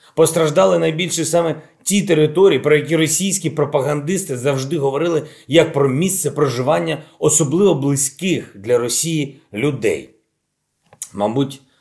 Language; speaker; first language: Ukrainian; non-native, local second language; Russian